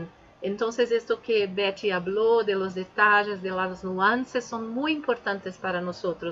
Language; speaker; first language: Spanish; non-native, fluent; Portuguese